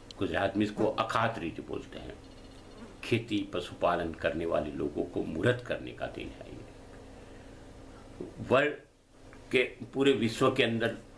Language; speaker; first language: Hindi; non-native, local second language; Gujarati